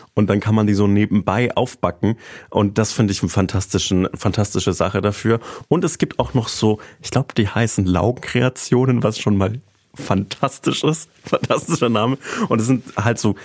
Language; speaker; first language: German; native; German